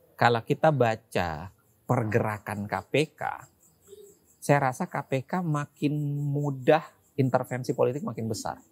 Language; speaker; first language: Indonesian; native; Indonesian